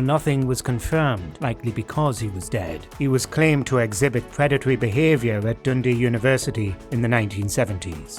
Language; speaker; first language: English; native; English